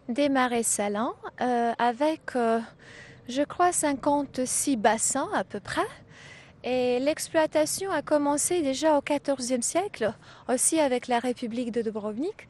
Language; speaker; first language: French; non-native, fluent; Croatian